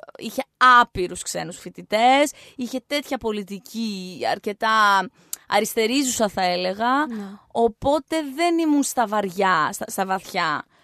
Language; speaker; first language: Greek; native; Greek